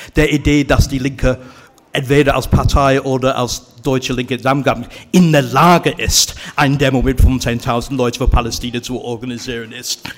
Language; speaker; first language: German; non-native, fluent; English